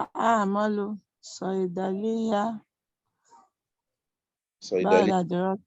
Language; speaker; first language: Arabic; non-native, learner; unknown